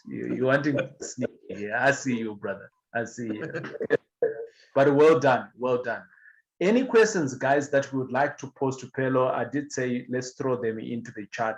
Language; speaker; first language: English; non-native, local second language; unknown